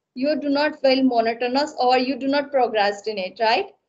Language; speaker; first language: English; non-native, local second language; Assamese